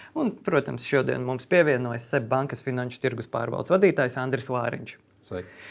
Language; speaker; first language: Latvian; native; Latvian